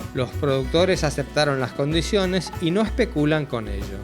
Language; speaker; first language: Spanish; native; Spanish